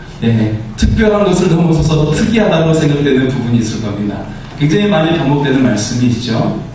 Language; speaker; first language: Korean; native; Korean